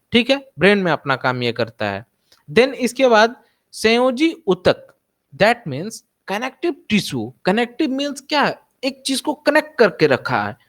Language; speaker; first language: Hindi; native; Hindi